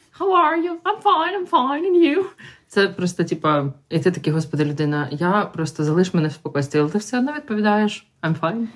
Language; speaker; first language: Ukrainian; non-native, local second language; Russian